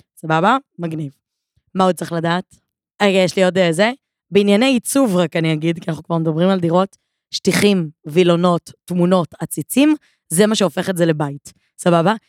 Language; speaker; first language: Hebrew; native; Hebrew